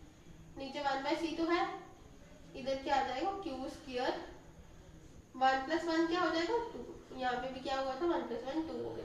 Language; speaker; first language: Hindi; native; Hindi